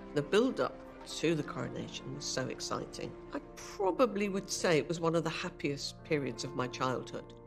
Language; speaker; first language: English; native; English